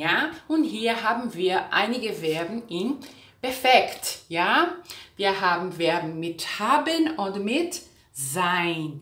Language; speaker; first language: German; non-native, fluent; Portuguese